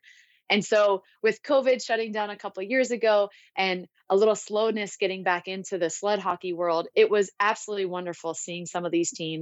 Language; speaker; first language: English; native; English